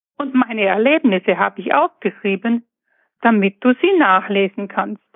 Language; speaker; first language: German; native; German